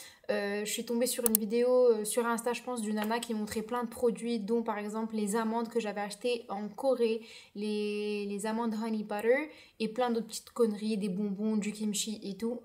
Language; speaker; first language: French; native; French